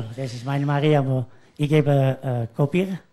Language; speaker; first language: German; non-native, learner; Italian